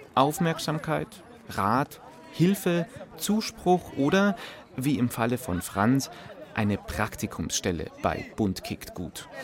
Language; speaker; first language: German; native; German